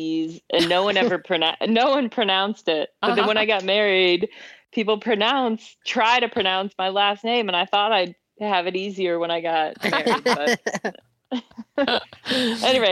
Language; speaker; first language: English; native; English